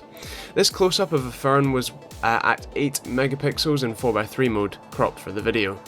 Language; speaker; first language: English; native; English